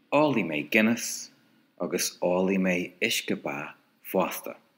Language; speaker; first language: Irish; non-native, local second language; English